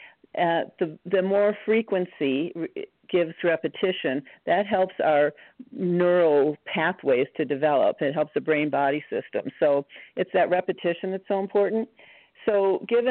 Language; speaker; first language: English; native; English